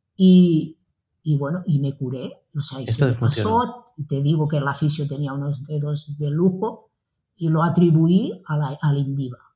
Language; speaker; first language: Spanish; native; Spanish